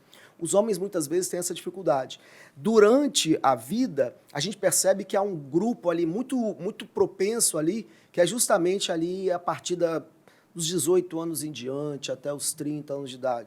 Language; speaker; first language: Portuguese; native; Portuguese